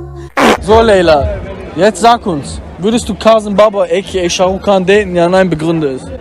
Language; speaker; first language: German; native; German